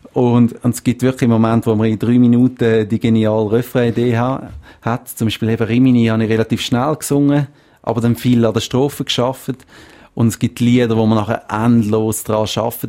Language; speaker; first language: German; native; German